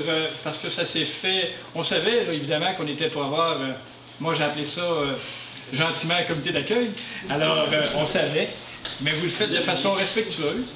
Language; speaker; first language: French; native; French